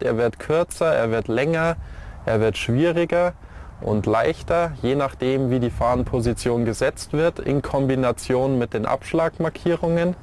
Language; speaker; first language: German; native; German